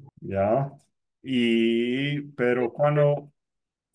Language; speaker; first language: Spanish; non-native, fluent; English